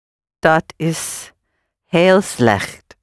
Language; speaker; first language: Dutch; non-native, learner; English